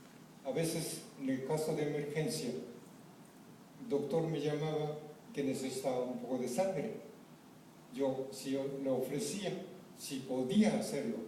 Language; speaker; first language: Spanish; non-native, fluent; Japanese